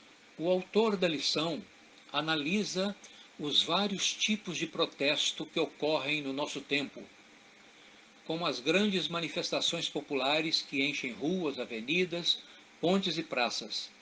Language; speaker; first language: Portuguese; native; Portuguese